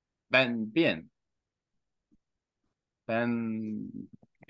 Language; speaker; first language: Vietnamese; non-native, learner; Korean